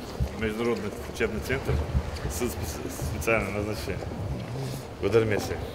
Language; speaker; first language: Russian; non-native, local second language; Chechen